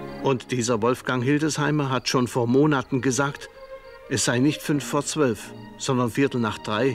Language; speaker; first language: German; native; German